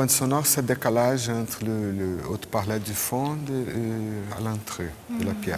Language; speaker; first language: French; non-native, fluent; Portuguese